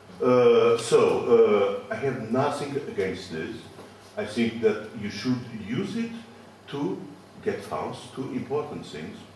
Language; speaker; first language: English; non-native, fluent; Portuguese